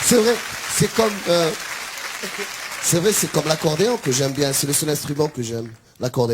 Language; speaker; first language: French; non-native, local second language; Arabic